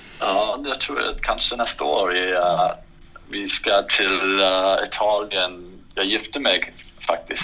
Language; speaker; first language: Swedish; non-native, fluent; English